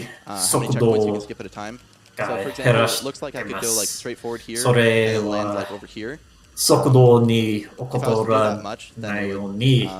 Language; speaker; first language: Japanese; non-native, learner; English